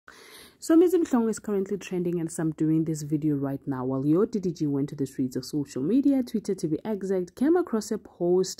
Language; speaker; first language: English; non-native, local second language; Zulu